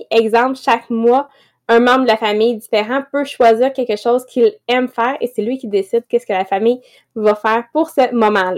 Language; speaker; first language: French; native; French